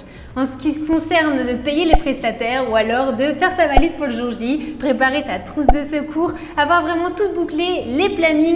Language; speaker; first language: French; native; French